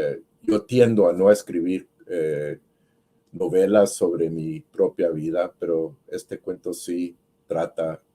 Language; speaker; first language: Spanish; early bilingual, heritage; Spanish